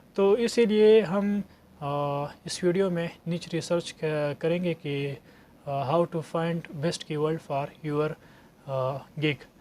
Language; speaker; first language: Urdu; non-native, local second language; Pashto